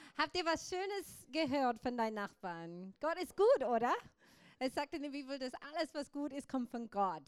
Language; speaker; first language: German; non-native, fluent; English